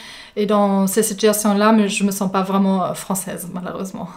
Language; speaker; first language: French; non-native, fluent; German